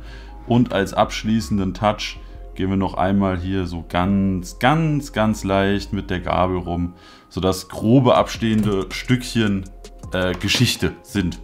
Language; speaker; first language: German; native; German